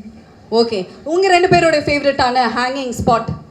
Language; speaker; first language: Tamil; native; Tamil